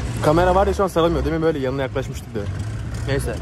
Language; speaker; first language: Turkish; native; Turkish